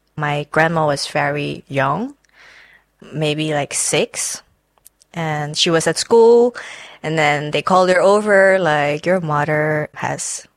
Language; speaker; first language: English; non-native, fluent; Chinese